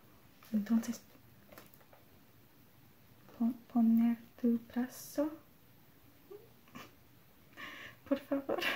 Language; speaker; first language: Spanish; non-native, learner; English